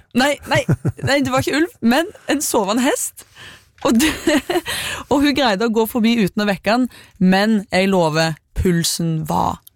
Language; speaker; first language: Norwegian; native; Norwegian